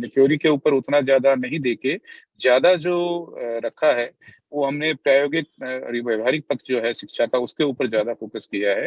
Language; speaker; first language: Hindi; native; Hindi